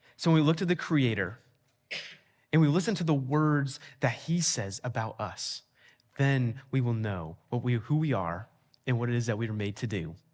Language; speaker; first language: English; native; English